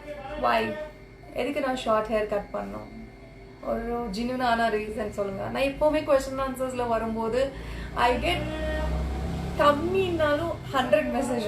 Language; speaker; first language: Tamil; non-native, local second language; Kannada